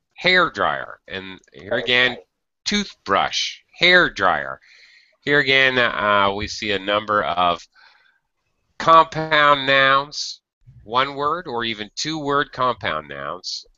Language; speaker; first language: English; native; English